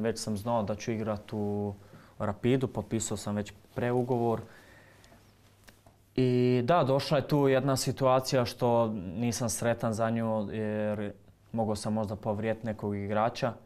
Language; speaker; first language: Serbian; early bilingual, heritage; Croatian